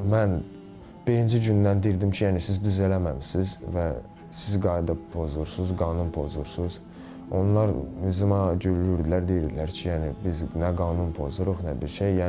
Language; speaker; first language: Azerbaijani; early bilingual, heritage; Azerbaijani